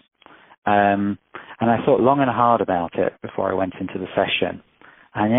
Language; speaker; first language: English; native; English